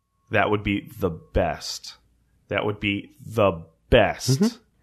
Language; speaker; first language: English; early bilingual, other home language; French